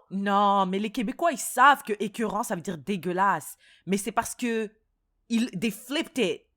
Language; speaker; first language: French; non-native, local second language; Soninke